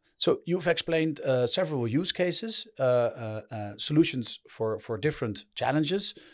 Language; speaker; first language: English; non-native, fluent; Dutch